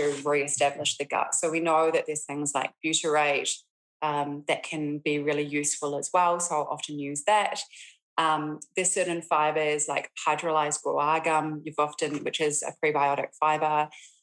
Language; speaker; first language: English; native; English